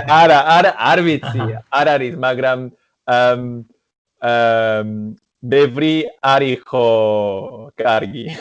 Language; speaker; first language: Georgian; non-native, learner; English